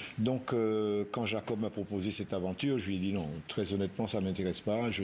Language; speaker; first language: French; native; French